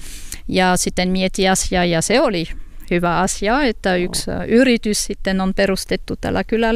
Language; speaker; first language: Finnish; non-native, learner; French